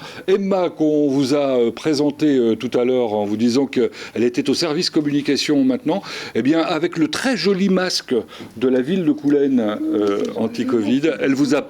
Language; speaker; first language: French; native; French